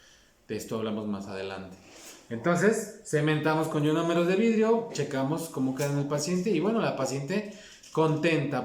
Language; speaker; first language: Spanish; native; Spanish